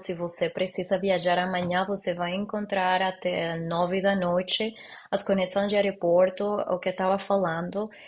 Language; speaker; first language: Portuguese; non-native, learner; Spanish